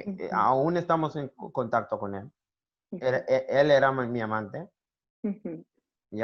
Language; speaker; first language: Spanish; non-native, learner; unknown